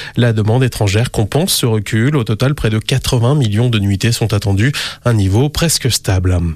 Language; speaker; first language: French; native; French